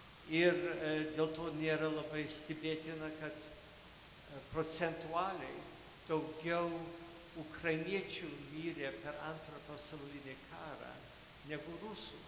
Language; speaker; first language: Lithuanian; early bilingual, heritage; Lithuanian